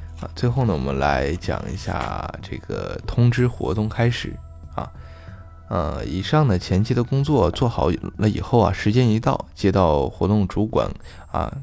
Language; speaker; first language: Chinese; native; Chinese